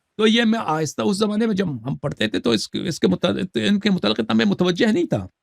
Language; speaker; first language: Urdu; early bilingual, heritage; Urdu